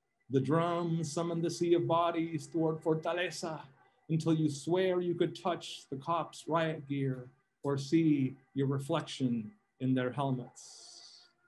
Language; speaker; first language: English; non-native, local second language; Spanish